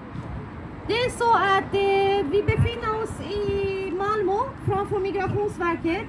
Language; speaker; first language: Swedish; non-native, fluent; Persian